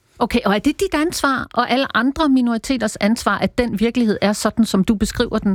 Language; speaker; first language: Danish; native; Danish